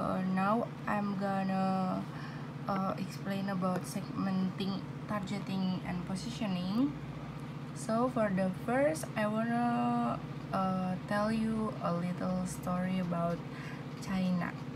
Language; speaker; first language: English; non-native, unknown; Indonesian